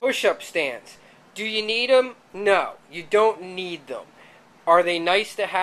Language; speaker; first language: English; native; English